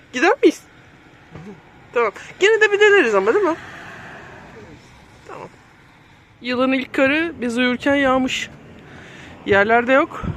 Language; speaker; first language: Turkish; native; Turkish